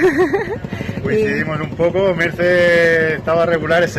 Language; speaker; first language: Spanish; native; Spanish